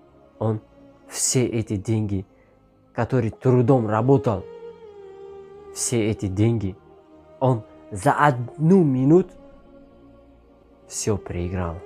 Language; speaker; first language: Russian; non-native, learner; Tajik